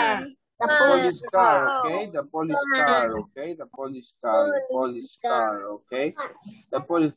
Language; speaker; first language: English; non-native, learner; Spanish